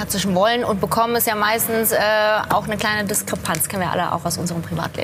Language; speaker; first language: German; native; German